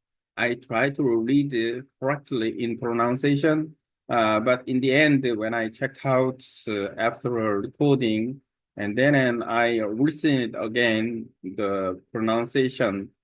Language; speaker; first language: English; non-native, learner; Korean